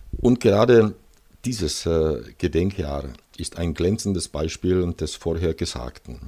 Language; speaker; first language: German; non-native, fluent; Czech